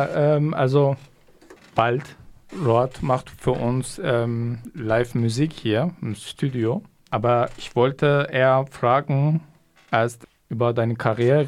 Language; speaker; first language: German; non-native, fluent; Kurdish